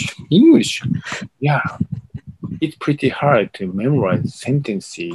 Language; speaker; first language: English; non-native, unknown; Japanese